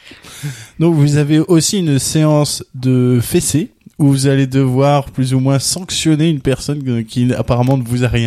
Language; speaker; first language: French; native; French